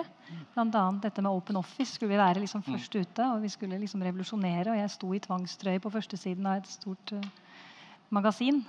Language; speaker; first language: Norwegian; native; Norwegian